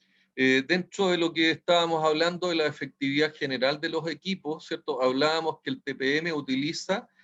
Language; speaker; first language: Spanish; native; Spanish